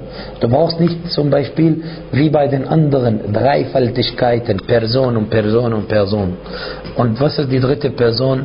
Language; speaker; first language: German; non-native, fluent; Arabic